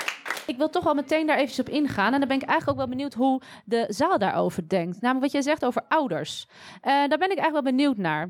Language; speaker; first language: Dutch; native; Dutch